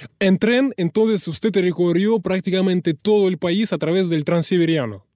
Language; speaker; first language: Spanish; non-native, fluent; Russian